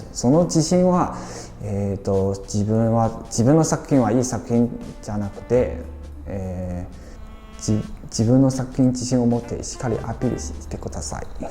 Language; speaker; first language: Japanese; non-native, fluent; Chinese